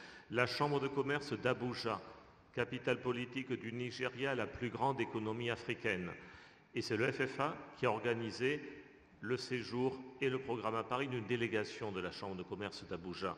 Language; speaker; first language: French; native; French